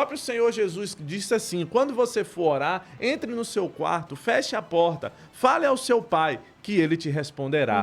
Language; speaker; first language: Portuguese; native; Portuguese